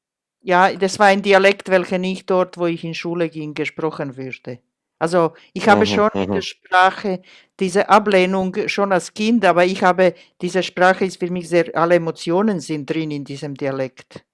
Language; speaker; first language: German; non-native, fluent; Croatian